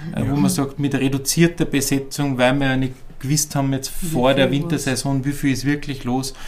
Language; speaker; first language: German; native; German